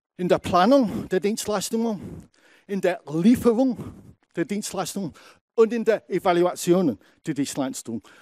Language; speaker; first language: German; non-native, fluent; English